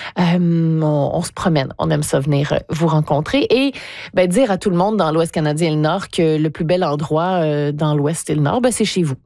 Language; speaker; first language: French; native; French